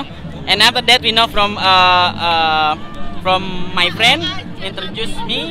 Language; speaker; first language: English; non-native, learner; Indonesian